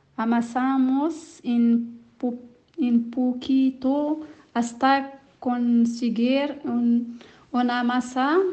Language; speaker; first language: Spanish; non-native, learner; Kabyle